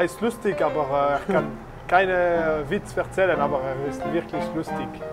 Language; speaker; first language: German; non-native, learner; French